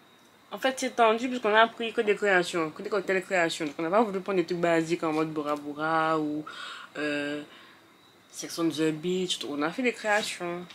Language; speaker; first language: French; native; French